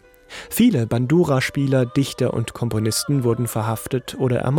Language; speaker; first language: German; native; German